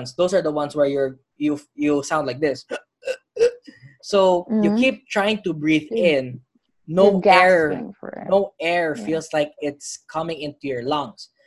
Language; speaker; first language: English; non-native, local second language; Filipino